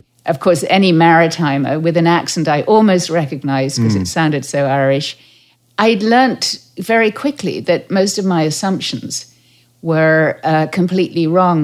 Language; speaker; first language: English; native; English